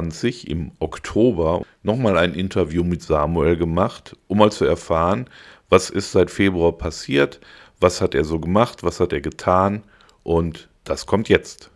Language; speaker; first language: German; native; German